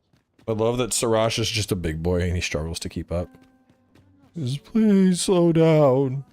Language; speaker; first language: English; native; English